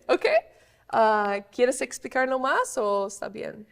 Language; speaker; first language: Spanish; non-native, fluent; English